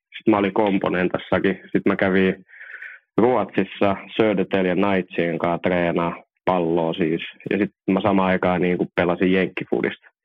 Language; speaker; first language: Finnish; early bilingual, other home language; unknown